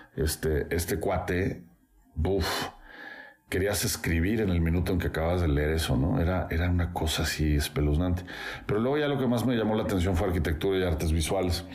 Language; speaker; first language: Spanish; native; Spanish